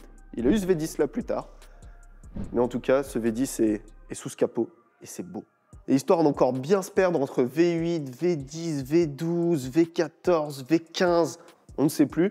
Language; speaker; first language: French; native; French